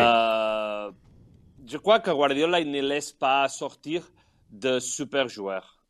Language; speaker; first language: French; non-native, fluent; Catalan